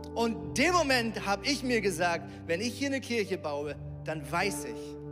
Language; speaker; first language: German; native; German